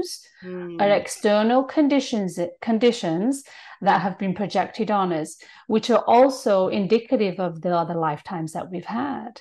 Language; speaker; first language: English; native; English